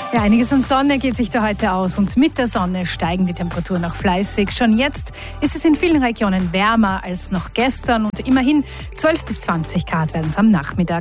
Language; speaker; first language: German; native; German